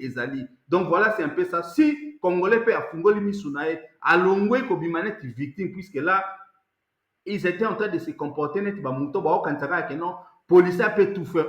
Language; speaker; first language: French; non-native, local second language; Lingala